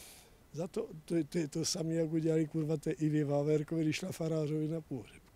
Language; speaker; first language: Czech; native; Czech